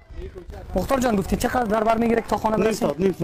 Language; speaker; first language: Persian; native; Persian